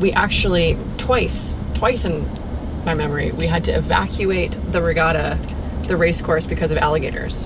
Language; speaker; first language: English; native; English